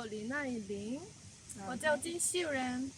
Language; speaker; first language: Chinese; non-native, fluent; Korean